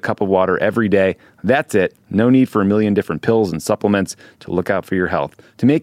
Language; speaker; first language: English; native; English